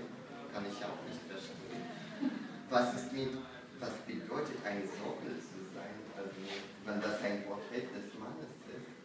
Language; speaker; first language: German; non-native, fluent; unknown